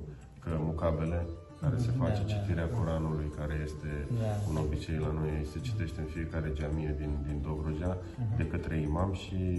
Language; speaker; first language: Romanian; non-native, local second language; Crimean Tatar